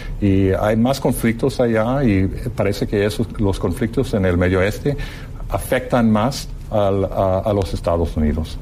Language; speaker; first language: Spanish; non-native, fluent; English